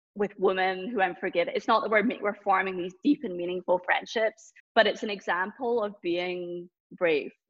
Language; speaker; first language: English; native; English